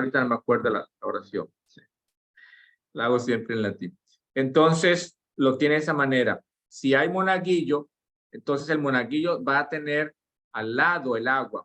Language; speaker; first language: Spanish; native; Spanish